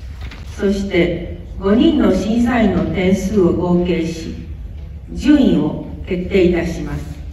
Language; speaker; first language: Japanese; native; Japanese